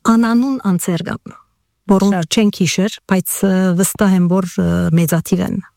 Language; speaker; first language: Armenian; early bilingual, heritage; Armenian